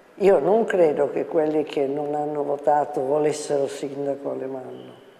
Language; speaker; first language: Italian; native; Italian